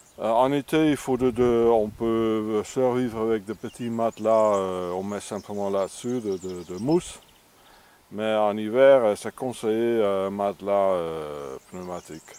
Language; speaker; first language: French; non-native, fluent; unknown